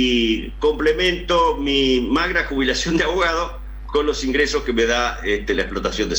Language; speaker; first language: Spanish; native; Spanish